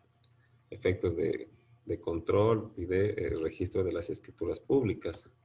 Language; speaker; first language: Spanish; native; Spanish